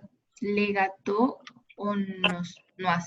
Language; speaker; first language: French; non-native, learner; Spanish